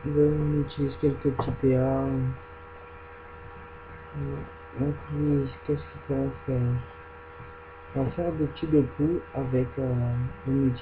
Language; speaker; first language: French; native; French